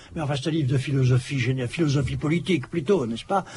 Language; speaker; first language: French; native; French